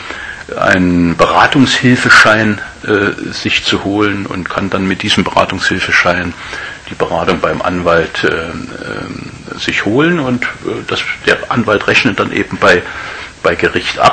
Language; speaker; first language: German; native; German